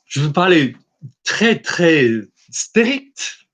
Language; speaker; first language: French; non-native, learner; English